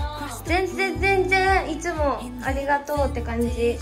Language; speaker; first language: Japanese; native; Japanese